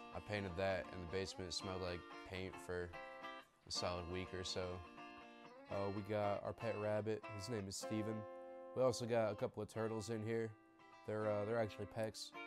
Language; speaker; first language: English; native; English